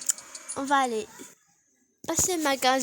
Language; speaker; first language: French; non-native, learner; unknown